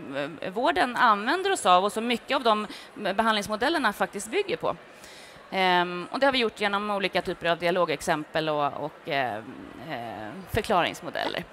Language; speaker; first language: Swedish; native; Swedish